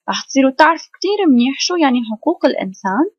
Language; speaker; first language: Arabic; native; Arabic